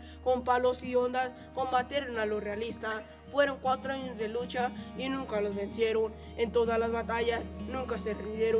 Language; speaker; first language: Spanish; native; Spanish